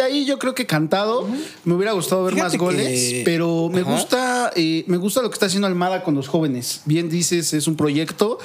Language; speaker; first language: Spanish; native; Spanish